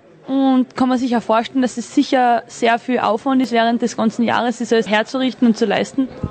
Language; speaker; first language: German; native; German